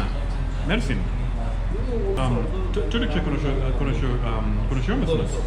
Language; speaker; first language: Turkish; non-native, learner; English